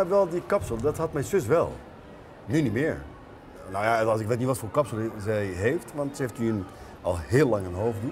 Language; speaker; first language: Dutch; non-native, fluent; Arabic